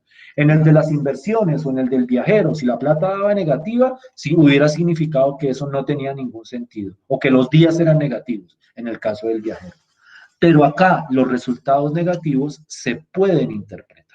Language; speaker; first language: Spanish; native; Spanish